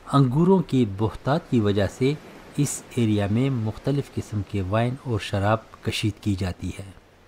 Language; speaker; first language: Urdu; native; Urdu